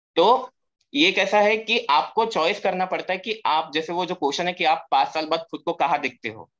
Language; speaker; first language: Hindi; non-native, local second language; Marathi